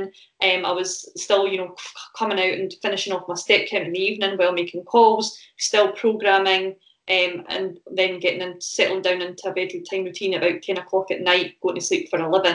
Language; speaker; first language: English; native; English